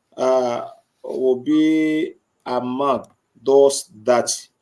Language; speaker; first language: English; non-native, local second language; Yoruba